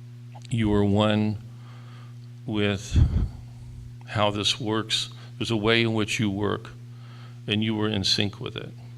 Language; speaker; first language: English; native; English